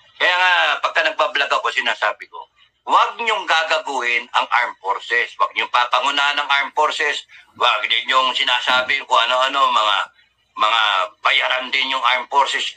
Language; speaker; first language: Filipino; native; Filipino